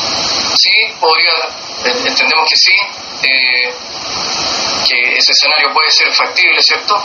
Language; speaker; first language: Spanish; native; Spanish